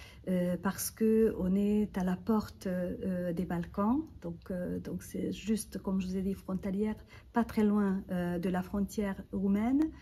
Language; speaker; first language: French; non-native, fluent; Hungarian